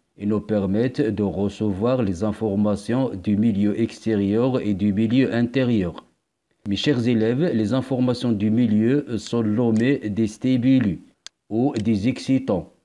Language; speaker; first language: French; non-native, local second language; Arabic